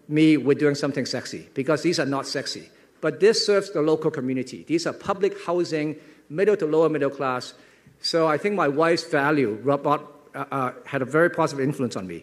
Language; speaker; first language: English; non-native, local second language; Cantonese